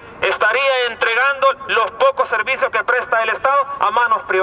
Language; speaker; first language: Spanish; native; Spanish